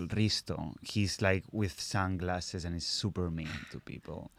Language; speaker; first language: English; non-native, fluent; Catalan